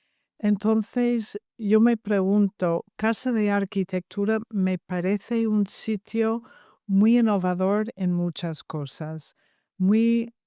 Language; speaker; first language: Spanish; non-native, fluent; English